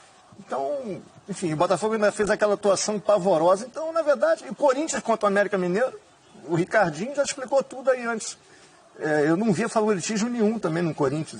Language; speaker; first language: Portuguese; native; Portuguese